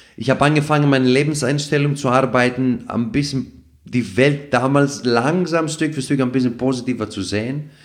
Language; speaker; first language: German; non-native, fluent; Greek